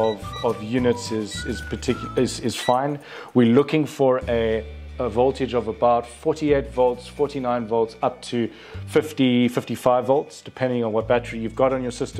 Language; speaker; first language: English; native; English